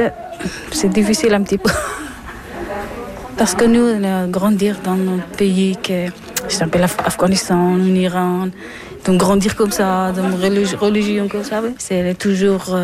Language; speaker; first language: French; non-native, learner; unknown